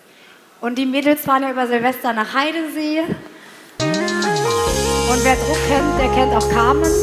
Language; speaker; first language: German; native; German